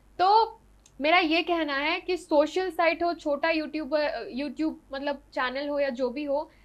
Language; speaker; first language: Hindi; non-native, local second language; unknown